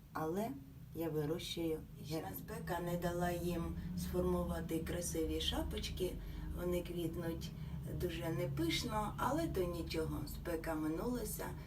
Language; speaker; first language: Ukrainian; native; Ukrainian